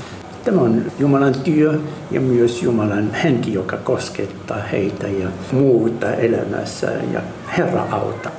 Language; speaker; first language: Finnish; non-native, learner; Arabic